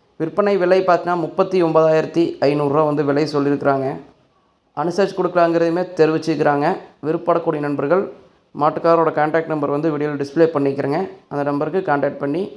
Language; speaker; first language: Tamil; native; Tamil